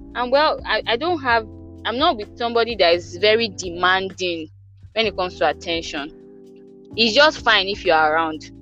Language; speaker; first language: English; non-native, local second language; Yoruba